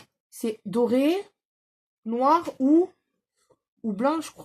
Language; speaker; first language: French; native; French